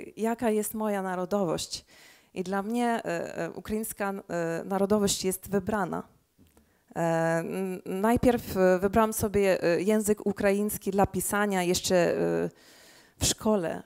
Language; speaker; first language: Polish; early bilingual, heritage; Polish